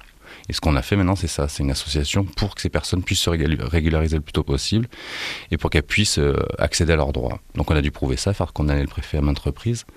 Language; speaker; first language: French; native; French